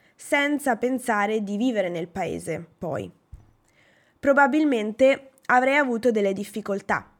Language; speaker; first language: Italian; native; Italian